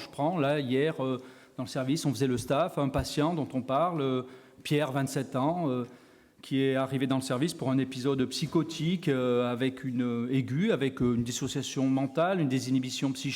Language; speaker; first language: French; native; French